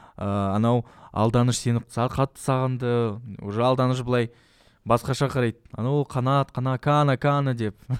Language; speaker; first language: Kazakh; non-native, local second language; Russian